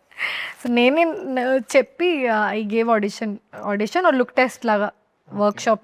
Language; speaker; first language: Telugu; non-native, learner; Hindi